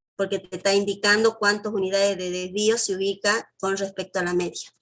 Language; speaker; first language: Spanish; native; Spanish